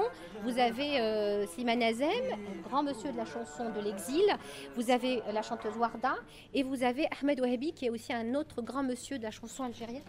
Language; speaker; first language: French; native; French